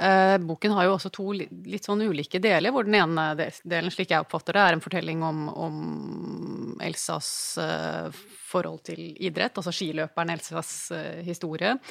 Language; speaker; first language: Norwegian; native; Norwegian